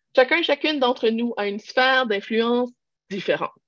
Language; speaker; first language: French; native; French